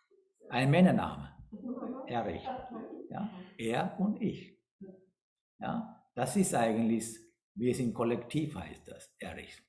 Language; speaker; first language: German; non-native, fluent; Sinhala